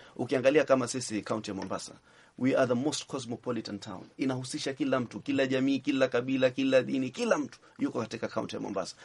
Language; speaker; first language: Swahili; native; Swahili